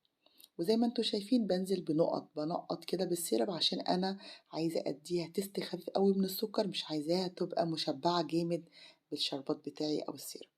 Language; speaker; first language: Arabic; native; Arabic